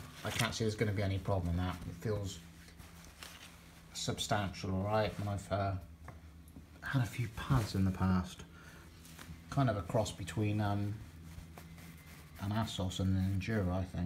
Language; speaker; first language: English; native; English